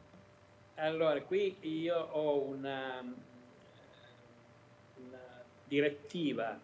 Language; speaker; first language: Italian; native; Italian